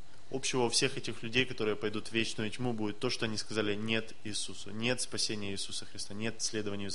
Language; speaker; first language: Russian; native; Russian